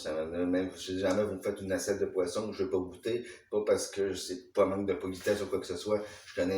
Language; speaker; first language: French; native; French